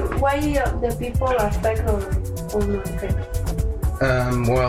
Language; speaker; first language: English; non-native, learner; Spanish